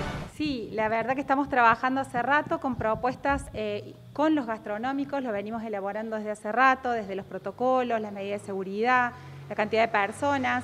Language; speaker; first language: Spanish; native; Spanish